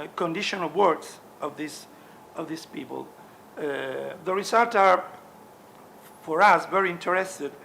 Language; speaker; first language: English; non-native, learner; Italian